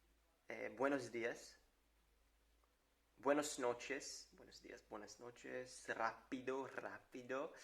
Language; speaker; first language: Spanish; non-native, learner; Hebrew